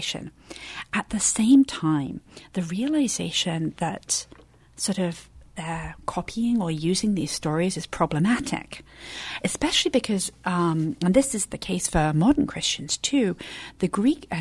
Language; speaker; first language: English; native; English